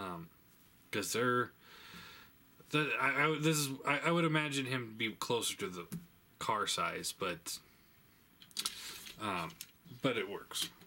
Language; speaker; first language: English; native; English